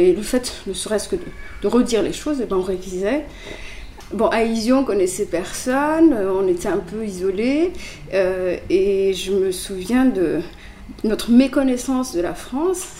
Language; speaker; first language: French; early bilingual, other home language; Kabyle